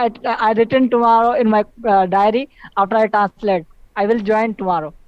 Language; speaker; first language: English; non-native, learner; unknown